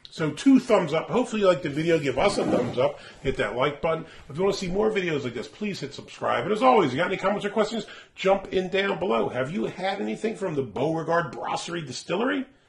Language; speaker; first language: English; native; English